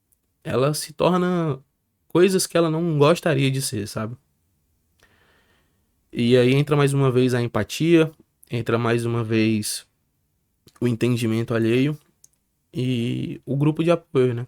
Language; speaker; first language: Portuguese; native; Portuguese